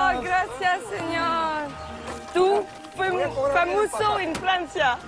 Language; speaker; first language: Spanish; non-native, learner; French